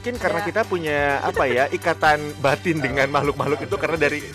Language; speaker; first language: Indonesian; native; Indonesian